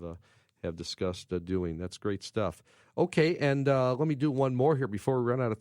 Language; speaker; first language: English; native; English